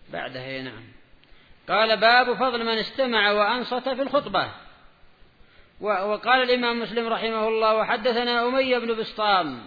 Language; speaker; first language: Arabic; native; Arabic